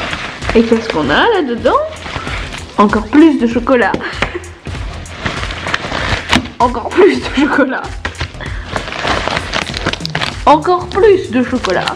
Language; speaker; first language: French; native; French